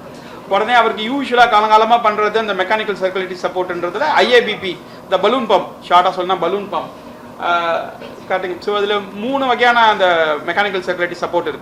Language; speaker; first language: Tamil; native; Tamil